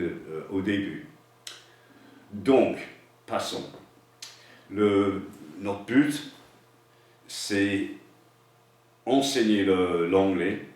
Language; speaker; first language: French; non-native, fluent; English